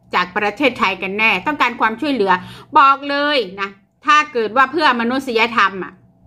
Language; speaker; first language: Thai; native; Thai